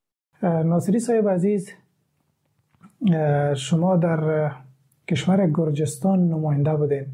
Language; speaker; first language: Persian; native; Persian